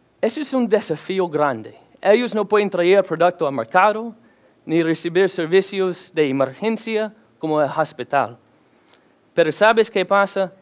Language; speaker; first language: Spanish; non-native, learner; English